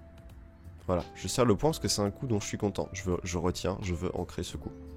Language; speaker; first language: French; native; French